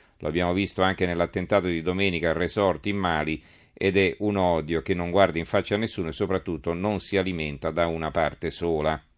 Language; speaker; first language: Italian; native; Italian